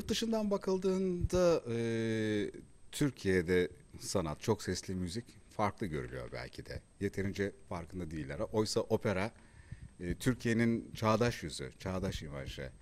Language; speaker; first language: Turkish; native; Turkish